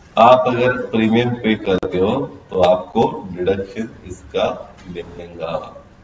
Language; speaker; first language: Hindi; non-native, local second language; Marathi